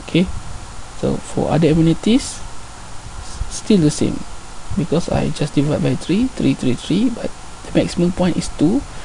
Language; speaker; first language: English; non-native, local second language; Malay